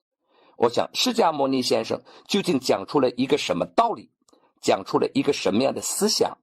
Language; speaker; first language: Chinese; native; Chinese